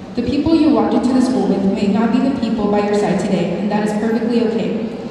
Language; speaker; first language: English; early bilingual, other home language; Spanish